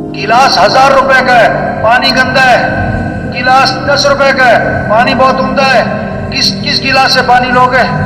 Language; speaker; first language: Urdu; non-native, local second language; Pashto